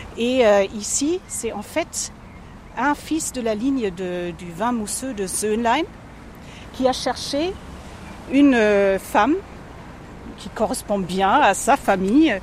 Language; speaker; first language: French; non-native, fluent; German